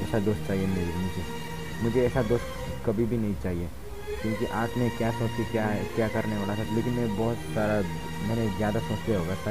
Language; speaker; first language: Hindi; non-native, local second language; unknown